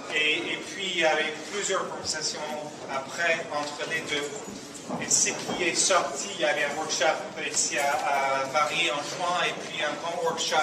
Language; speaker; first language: French; non-native, fluent; English